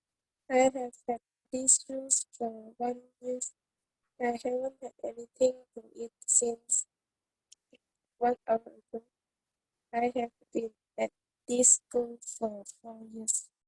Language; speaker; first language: English; non-native, learner; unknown